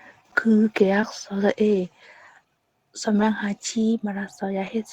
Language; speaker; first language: Korean; non-native, learner; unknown